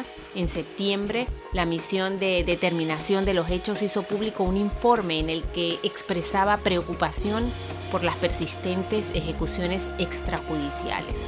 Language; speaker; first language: Spanish; native; Spanish